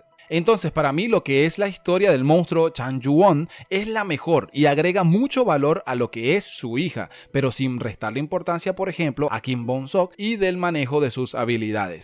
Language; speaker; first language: Spanish; native; Spanish